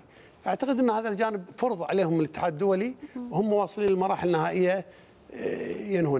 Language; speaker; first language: Arabic; native; Arabic